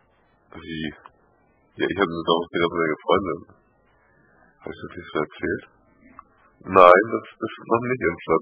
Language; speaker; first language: German; native; German